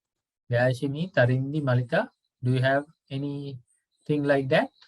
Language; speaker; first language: English; non-native, fluent; Sinhala